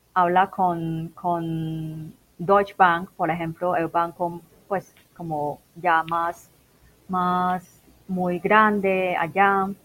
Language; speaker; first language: Spanish; non-native, fluent; Cantonese